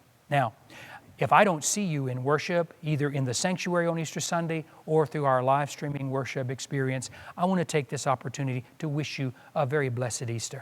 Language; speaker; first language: English; native; English